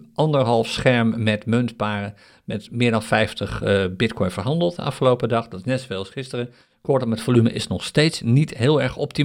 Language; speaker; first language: Dutch; native; Dutch